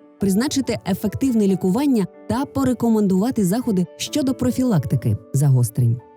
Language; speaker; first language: Ukrainian; native; Ukrainian